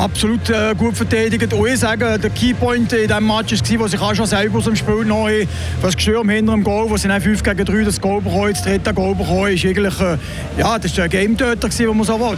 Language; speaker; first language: German; native; German